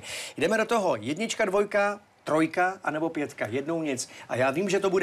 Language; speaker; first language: Czech; native; Czech